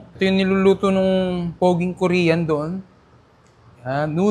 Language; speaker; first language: Filipino; native; Filipino